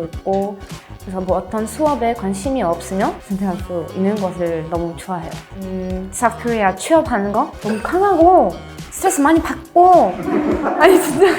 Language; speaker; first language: Korean; non-native, learner; French